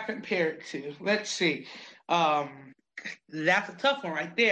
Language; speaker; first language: English; native; English